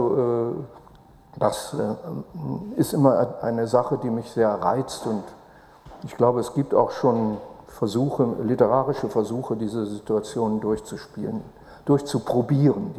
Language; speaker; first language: German; native; German